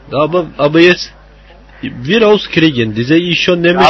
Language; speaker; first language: German; non-native, learner; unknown